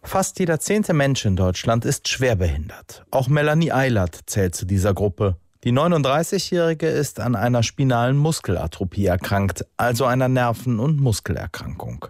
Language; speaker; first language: German; native; German